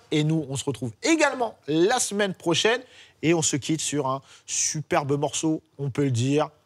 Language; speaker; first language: French; native; French